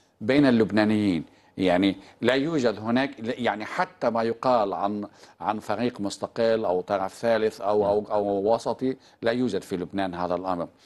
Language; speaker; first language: Arabic; native; Arabic